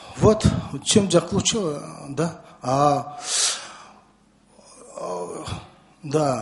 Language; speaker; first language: Russian; non-native, learner; Mongolian